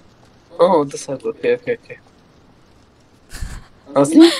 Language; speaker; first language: Portuguese; non-native, learner; Spanish